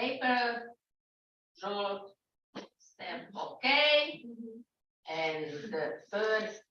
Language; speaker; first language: English; non-native, learner; Slovak